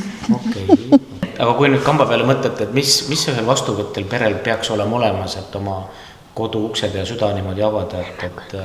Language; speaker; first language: Estonian; native; Estonian